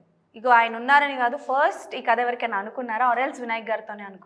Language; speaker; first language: Telugu; native; Telugu